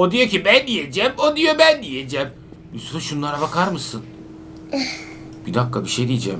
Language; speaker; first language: Turkish; native; Turkish